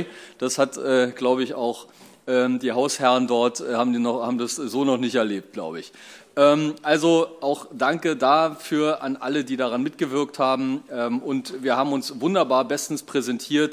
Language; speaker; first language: German; native; German